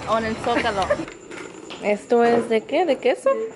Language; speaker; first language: Spanish; early bilingual, heritage; Spanish